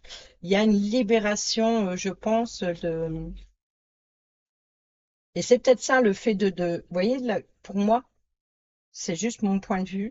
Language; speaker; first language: French; native; French